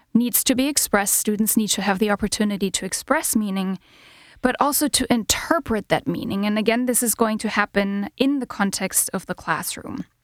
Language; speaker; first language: English; non-native, fluent; German